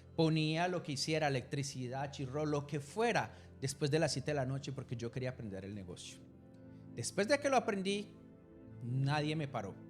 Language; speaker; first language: Spanish; native; Spanish